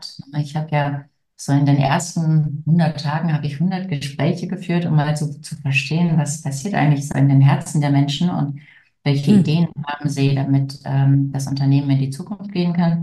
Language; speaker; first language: German; native; German